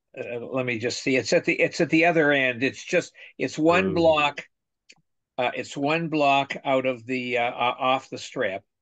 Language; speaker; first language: English; native; English